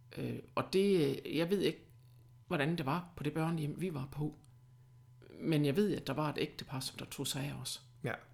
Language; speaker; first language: Danish; early bilingual, other home language; German